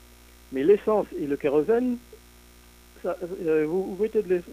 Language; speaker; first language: French; native; French